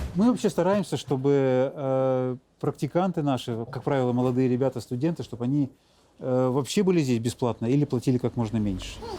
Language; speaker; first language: Russian; native; Russian